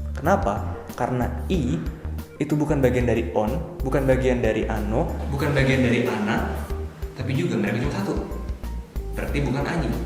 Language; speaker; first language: Indonesian; native; Indonesian